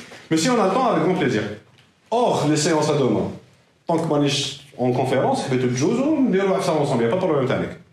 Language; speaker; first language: French; non-native, local second language; Arabic